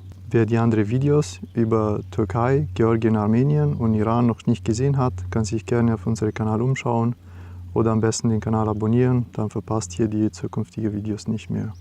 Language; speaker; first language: German; non-native, fluent; Romanian